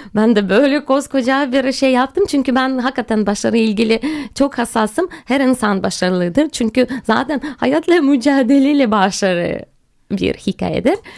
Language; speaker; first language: Turkish; non-native, fluent; Russian